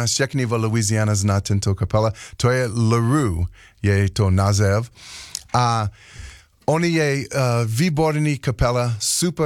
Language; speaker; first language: Czech; non-native, learner; English